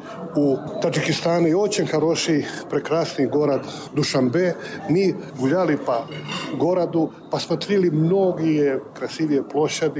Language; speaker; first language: Russian; non-native, learner; Serbian